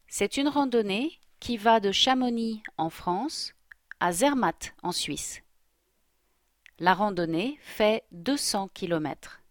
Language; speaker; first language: French; non-native, learner; English